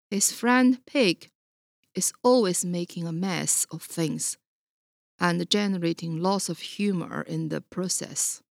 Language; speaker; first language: English; non-native, fluent; Chinese